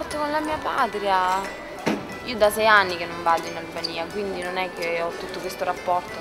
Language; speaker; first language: Italian; early bilingual, other home language; Albanian